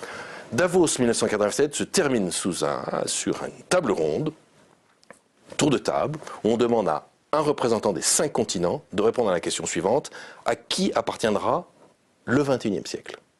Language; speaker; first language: French; native; French